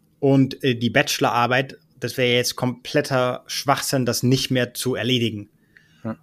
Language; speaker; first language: German; early bilingual, heritage; German